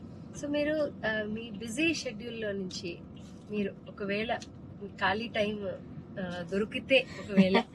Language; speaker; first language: Telugu; native; Telugu